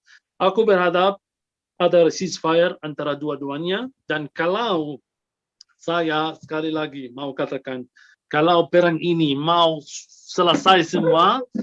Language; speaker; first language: Indonesian; non-native, fluent; Arabic